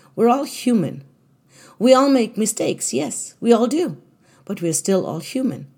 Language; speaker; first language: English; non-native, fluent; German